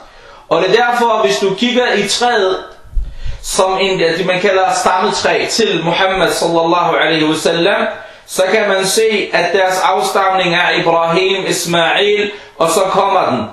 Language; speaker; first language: Danish; early bilingual, other home language; Arabic